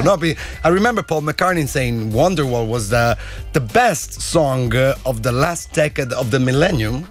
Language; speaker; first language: English; non-native, fluent; Italian